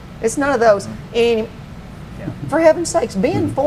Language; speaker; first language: English; native; English